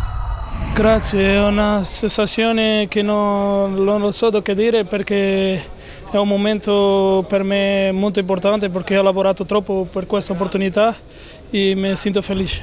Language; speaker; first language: Italian; non-native, fluent; Portuguese